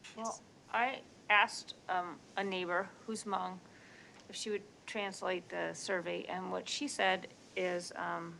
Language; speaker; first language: English; native; English